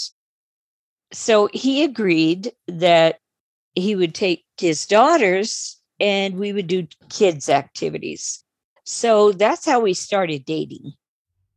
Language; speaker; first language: English; native; English